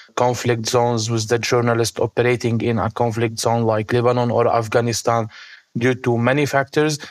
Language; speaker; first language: English; non-native, fluent; Arabic